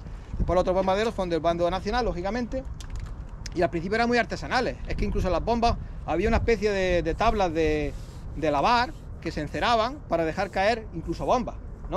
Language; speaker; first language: Spanish; native; Spanish